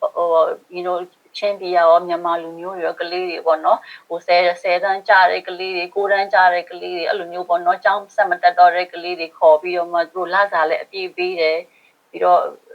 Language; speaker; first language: Burmese; non-native, local second language; Shan